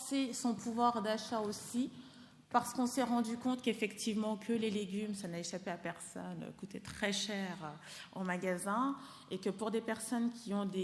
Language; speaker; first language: French; native; French